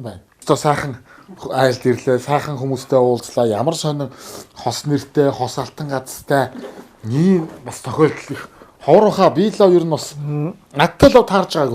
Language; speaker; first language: Mongolian; native; Mongolian